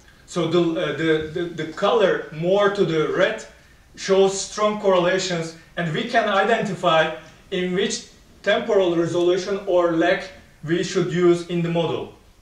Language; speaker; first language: English; non-native, fluent; Turkish